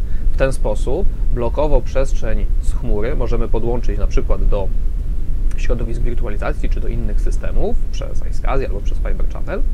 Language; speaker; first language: Polish; native; Polish